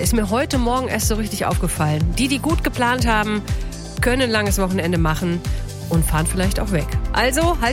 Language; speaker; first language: German; native; German